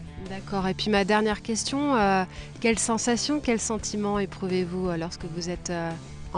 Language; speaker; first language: French; native; French